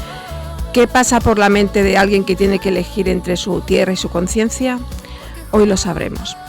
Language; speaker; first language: Spanish; native; Spanish